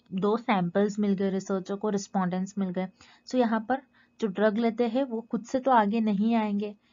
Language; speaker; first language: Hindi; native; Hindi